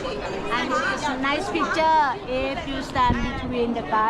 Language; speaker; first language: English; non-native, fluent; Thai